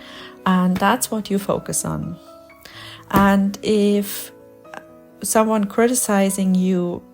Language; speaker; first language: English; non-native, fluent; German